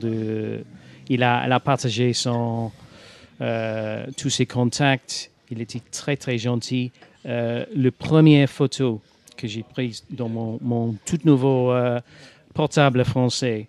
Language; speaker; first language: French; non-native, fluent; English